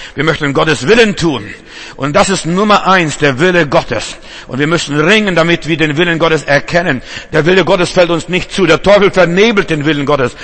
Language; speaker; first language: German; non-native, fluent; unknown